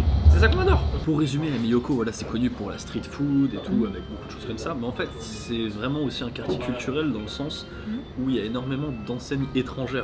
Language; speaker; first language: French; native; French